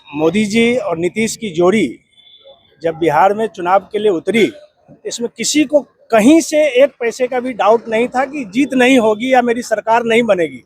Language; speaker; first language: Hindi; native; Hindi